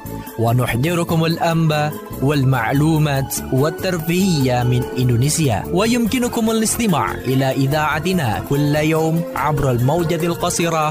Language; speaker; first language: Arabic; non-native, fluent; Indonesian